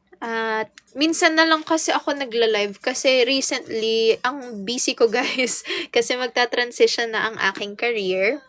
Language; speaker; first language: Filipino; non-native, local second language; Hiligaynon